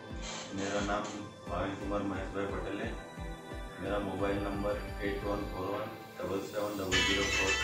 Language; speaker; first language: Hindi; non-native, local second language; Gujarati